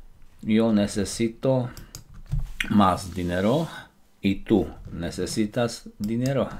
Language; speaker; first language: Spanish; non-native, fluent; Slovak